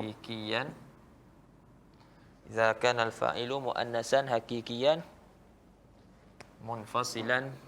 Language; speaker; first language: Arabic; non-native, fluent; Malay